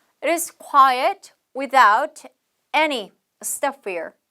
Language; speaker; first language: English; non-native, fluent; Korean